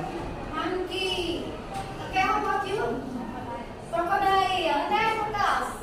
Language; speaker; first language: English; non-native, learner; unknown